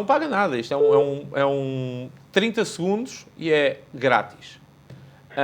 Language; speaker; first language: Portuguese; native; Portuguese